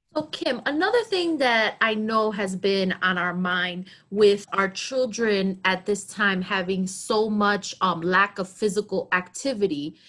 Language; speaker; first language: English; early bilingual, other home language; Spanish